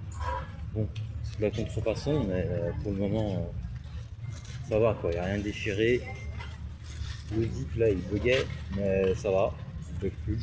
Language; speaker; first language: French; native; French